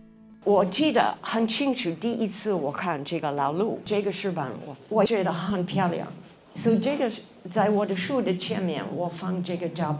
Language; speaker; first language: Chinese; non-native, learner; English